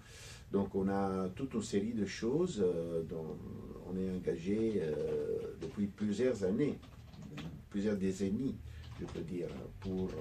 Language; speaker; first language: French; non-native, fluent; Italian